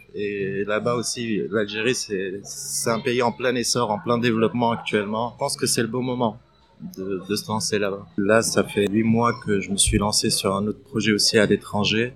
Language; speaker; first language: French; non-native, fluent; Arabic